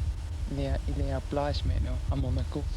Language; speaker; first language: French; non-native, local second language; Dutch